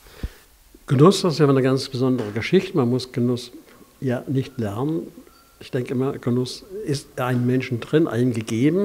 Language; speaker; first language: German; native; German